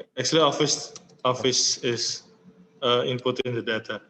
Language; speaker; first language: English; non-native, learner; Indonesian